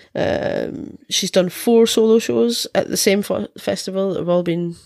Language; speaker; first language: English; native; English